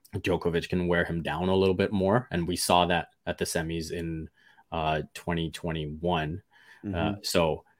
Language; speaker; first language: English; early bilingual, other home language; Hindi